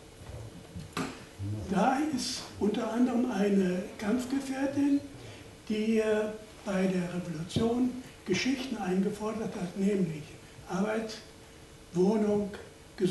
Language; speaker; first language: German; native; German